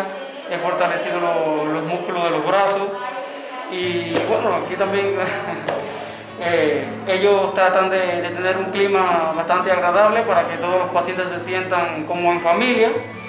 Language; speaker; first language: Spanish; native; Spanish